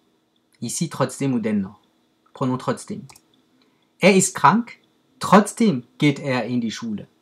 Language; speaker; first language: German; non-native, fluent; French